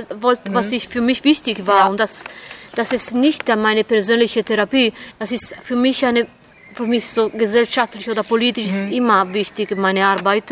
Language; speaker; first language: German; non-native, fluent; Italian